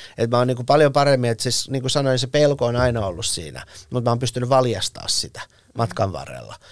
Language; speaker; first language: Finnish; early bilingual, other home language; Persian